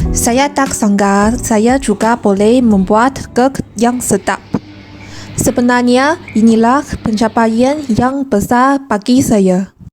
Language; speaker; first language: Malay; non-native, learner; Chinese